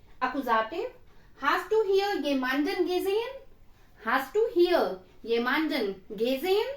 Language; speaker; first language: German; non-native, fluent; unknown